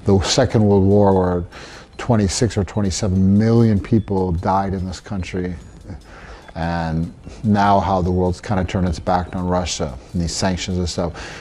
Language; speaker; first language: English; native; English